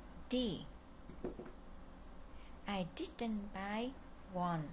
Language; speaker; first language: English; non-native, fluent; Vietnamese